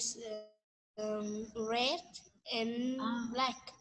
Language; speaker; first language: English; non-native, learner; Vietnamese